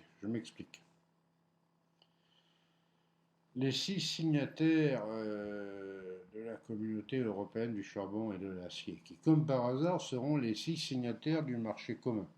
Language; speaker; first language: French; native; French